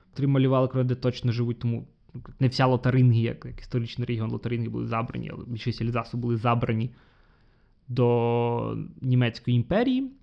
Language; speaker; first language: Ukrainian; non-native, local second language; Russian